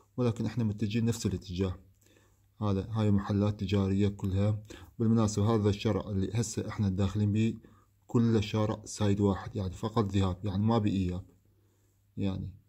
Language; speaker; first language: Arabic; native; Arabic